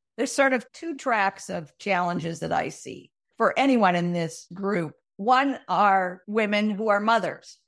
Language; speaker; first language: English; native; English